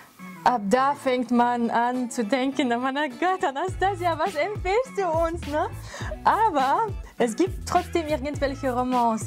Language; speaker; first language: German; non-native, fluent; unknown